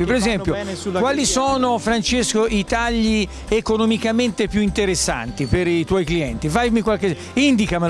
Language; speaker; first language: Italian; native; Italian